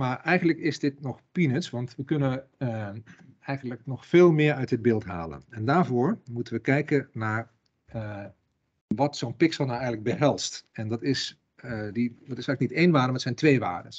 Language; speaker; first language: Dutch; native; Dutch